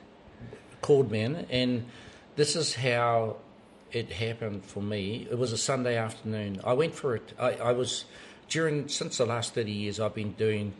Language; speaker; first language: English; native; English